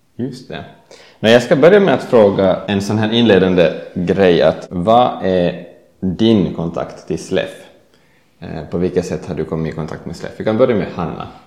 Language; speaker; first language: Swedish; native; Swedish